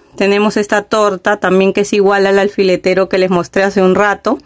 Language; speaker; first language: Spanish; native; Spanish